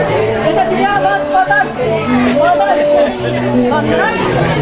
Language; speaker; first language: Russian; non-native, local second language; Azerbaijani